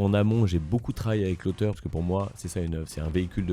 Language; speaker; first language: French; native; French